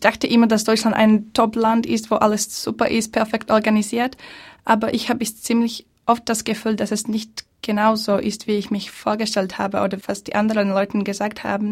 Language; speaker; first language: German; non-native, fluent; Slovak